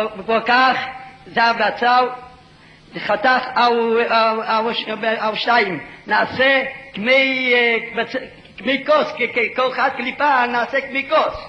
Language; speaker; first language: Hebrew; non-native, fluent; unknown